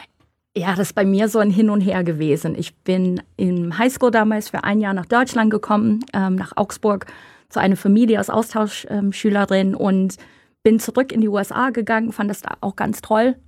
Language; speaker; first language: German; non-native, fluent; English